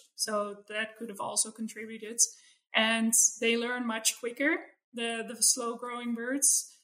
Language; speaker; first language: English; non-native, fluent; Dutch